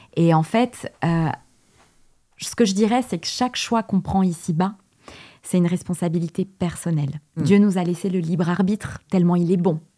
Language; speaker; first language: French; early bilingual, other home language; Portuguese